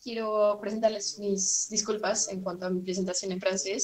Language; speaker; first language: Spanish; non-native, fluent; French